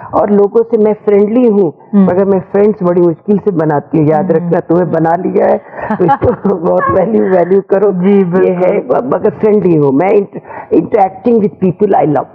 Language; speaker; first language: Hindi; native; Hindi